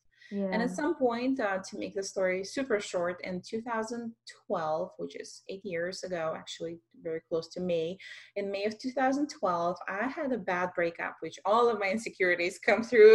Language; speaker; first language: English; non-native, fluent; Russian